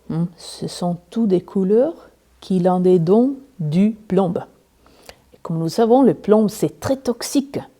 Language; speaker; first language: French; non-native, learner; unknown